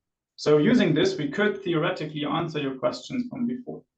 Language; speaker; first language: English; non-native, fluent; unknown